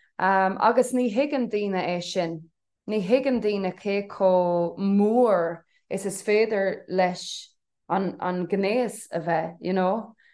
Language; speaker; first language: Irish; non-native, local second language; English